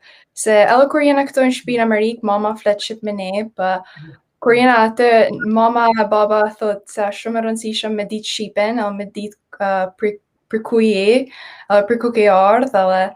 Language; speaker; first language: Albanian; early bilingual, heritage; Albanian